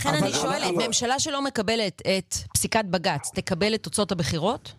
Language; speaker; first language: Hebrew; native; Hebrew